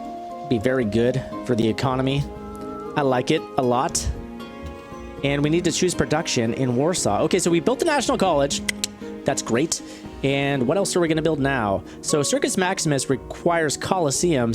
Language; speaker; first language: English; native; English